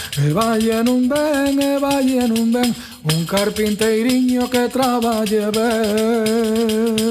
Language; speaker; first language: Galician; early bilingual, heritage; Spanish